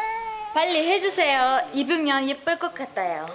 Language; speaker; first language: Korean; non-native, learner; Uzbek